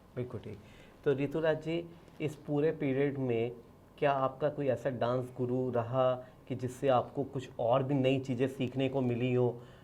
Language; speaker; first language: Hindi; native; Hindi